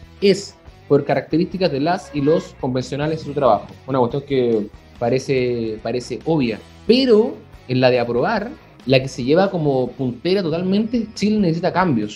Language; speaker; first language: Spanish; native; Spanish